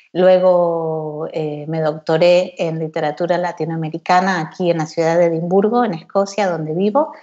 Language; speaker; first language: Spanish; native; Spanish